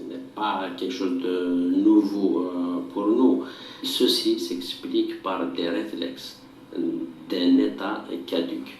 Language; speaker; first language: French; non-native, local second language; Kabyle